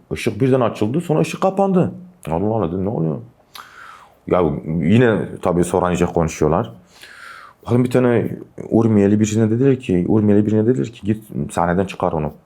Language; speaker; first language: Turkish; non-native, local second language; Kurdish